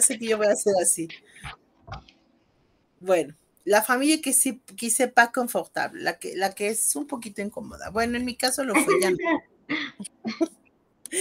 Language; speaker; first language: Spanish; native; Spanish